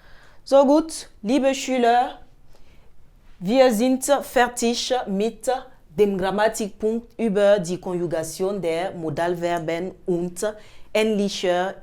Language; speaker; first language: German; non-native, fluent; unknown